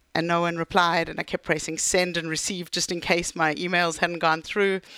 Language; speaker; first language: English; native; English